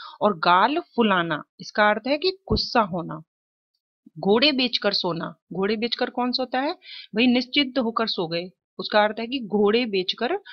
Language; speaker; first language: Hindi; native; Hindi